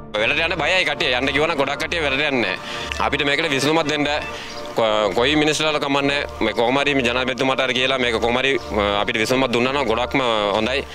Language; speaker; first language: Sinhala; non-native, local second language; Tamil